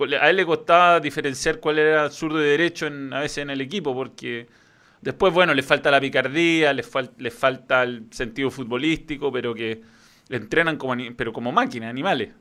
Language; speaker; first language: Spanish; native; Spanish